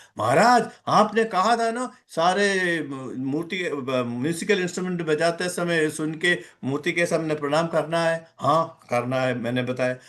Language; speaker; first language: Hindi; non-native, local second language; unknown